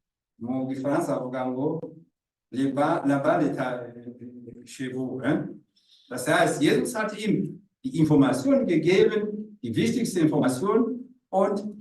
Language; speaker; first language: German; non-native, fluent; Rundi